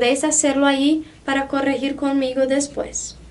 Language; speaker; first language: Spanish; non-native, fluent; Portuguese